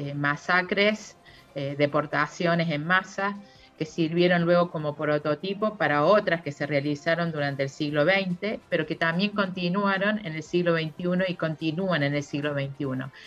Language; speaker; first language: Spanish; native; Spanish